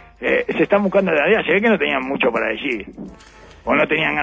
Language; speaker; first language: Spanish; native; Spanish